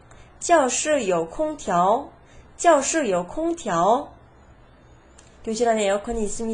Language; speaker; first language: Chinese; non-native, fluent; Korean